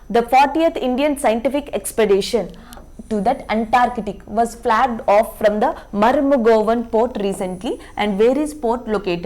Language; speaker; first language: English; non-native, local second language; Telugu